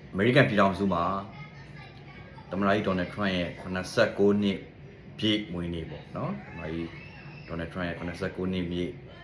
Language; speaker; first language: Burmese; native; Burmese